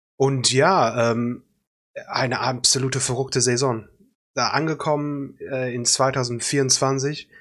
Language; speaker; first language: German; non-native, fluent; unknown